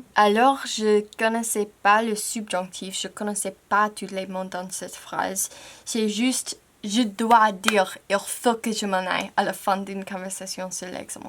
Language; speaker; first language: French; non-native, fluent; English